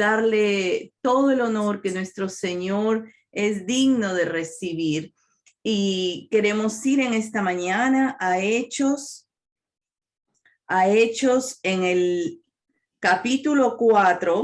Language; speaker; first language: Spanish; native; Spanish